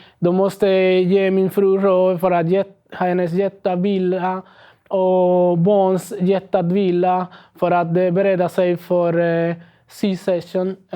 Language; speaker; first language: Swedish; non-native, learner; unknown